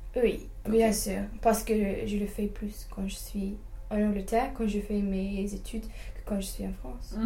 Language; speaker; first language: French; non-native, fluent; English